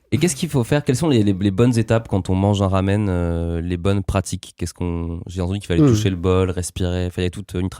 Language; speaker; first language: French; native; French